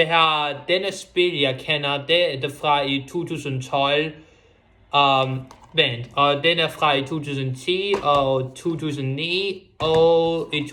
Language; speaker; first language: Danish; non-native, local second language; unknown